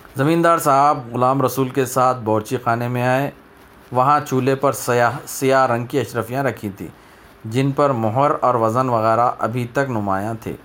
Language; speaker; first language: Urdu; native; Urdu